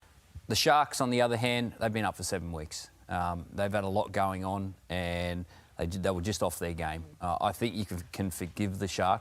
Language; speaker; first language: English; native; English